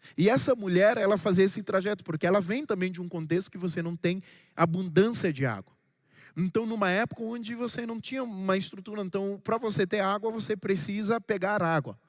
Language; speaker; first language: Portuguese; non-native, local second language; Kabuverdianu